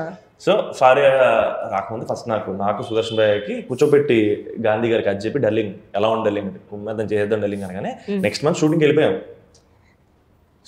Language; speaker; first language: Telugu; native; Telugu